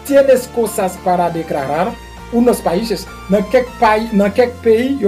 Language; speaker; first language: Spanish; non-native, learner; Haitian Creole